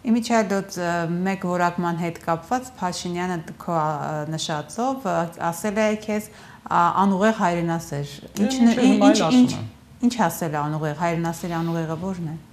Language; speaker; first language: Armenian; native; Armenian